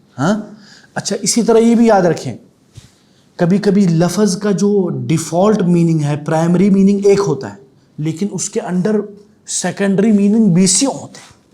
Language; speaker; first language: Urdu; native; Urdu